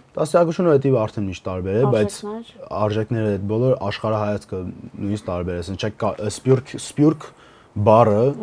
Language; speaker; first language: Armenian; early bilingual, heritage; Armenian